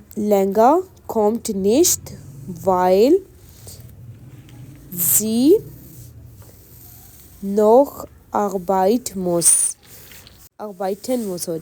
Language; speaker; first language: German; non-native, fluent; Urdu